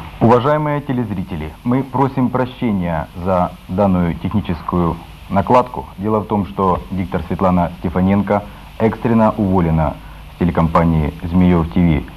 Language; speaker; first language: Russian; native; Russian